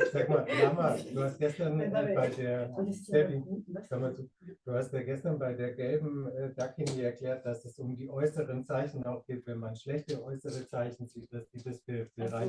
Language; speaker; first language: German; native; German